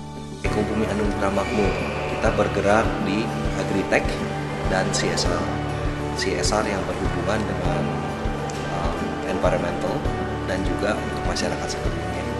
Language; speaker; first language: Indonesian; native; Indonesian